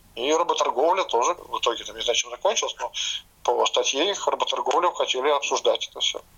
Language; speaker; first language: Russian; non-native, local second language; Latvian